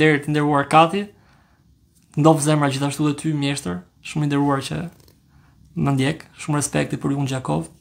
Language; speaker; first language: Albanian; native; Albanian